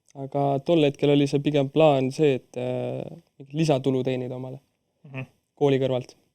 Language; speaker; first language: Estonian; non-native, local second language; Russian